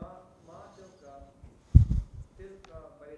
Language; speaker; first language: Arabic; non-native, learner; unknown